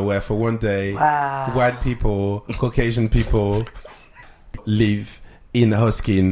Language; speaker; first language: English; non-native, fluent; French